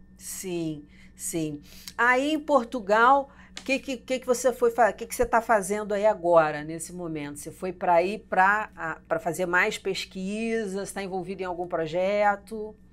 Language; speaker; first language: Portuguese; native; Portuguese